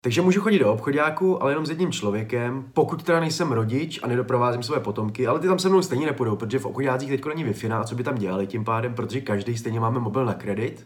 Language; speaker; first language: Czech; native; Czech